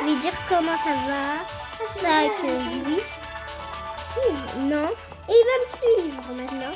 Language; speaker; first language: French; native; French